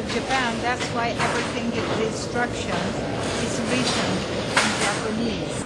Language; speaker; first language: English; non-native, fluent; Portuguese